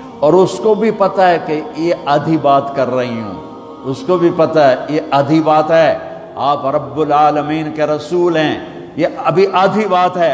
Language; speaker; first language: Urdu; non-native, local second language; Punjabi